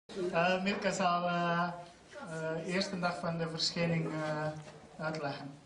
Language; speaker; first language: Dutch; non-native, fluent; Croatian